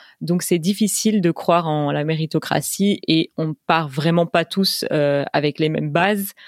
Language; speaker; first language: French; native; French